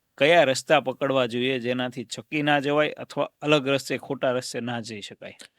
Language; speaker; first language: Gujarati; native; Gujarati